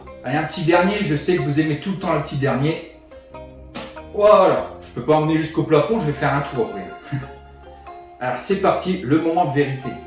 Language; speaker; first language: French; native; French